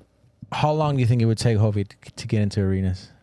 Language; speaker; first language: English; native; English